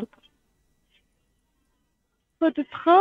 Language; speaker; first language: German; non-native, learner; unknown